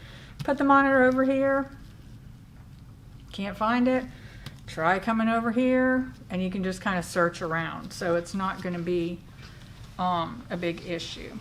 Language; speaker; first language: English; native; English